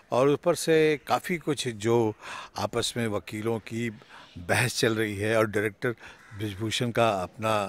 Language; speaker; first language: Hindi; native; Hindi